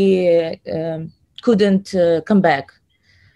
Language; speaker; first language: English; non-native, learner; Ukrainian